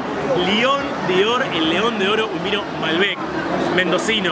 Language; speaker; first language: Spanish; native; Spanish